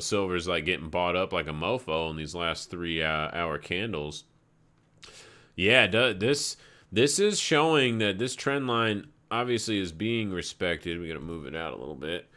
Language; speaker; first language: English; native; English